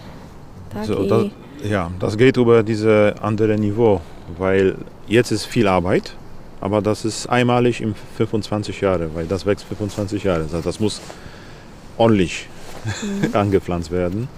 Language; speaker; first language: German; non-native, learner; Polish